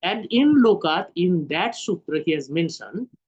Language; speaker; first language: English; non-native, local second language; Hindi